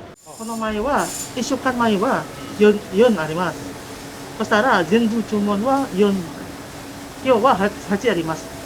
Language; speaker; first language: Japanese; non-native, learner; Indonesian